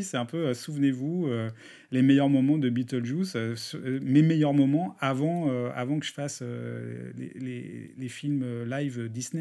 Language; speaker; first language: French; native; French